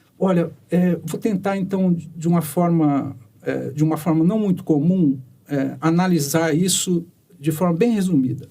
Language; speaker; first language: Portuguese; native; Portuguese